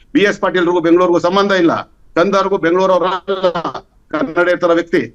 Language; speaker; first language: Kannada; native; Kannada